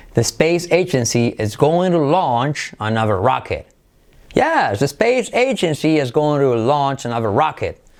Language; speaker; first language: English; non-native, fluent; Spanish